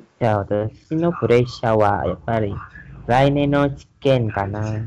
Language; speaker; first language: Japanese; non-native, learner; Chinese